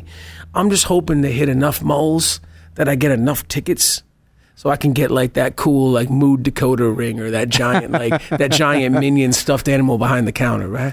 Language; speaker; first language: English; native; English